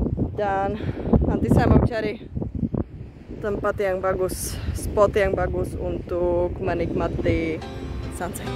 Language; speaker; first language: Indonesian; non-native, fluent; Czech